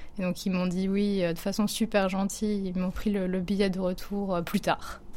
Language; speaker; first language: French; native; French